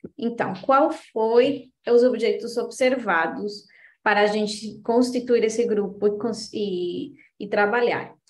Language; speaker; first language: Portuguese; non-native, fluent; Spanish